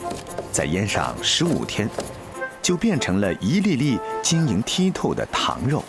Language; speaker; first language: Chinese; native; Chinese